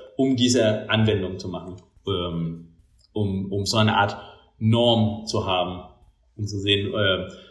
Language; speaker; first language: German; non-native, fluent; Danish